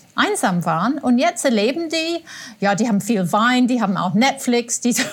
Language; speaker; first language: German; non-native, fluent; English